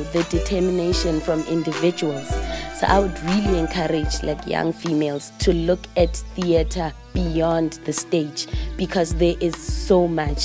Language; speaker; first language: English; non-native, local second language; Zulu